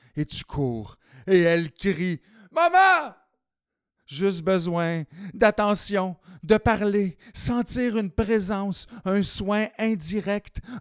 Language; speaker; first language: French; native; French